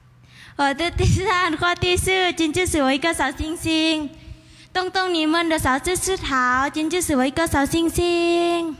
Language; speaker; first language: Chinese; non-native, learner; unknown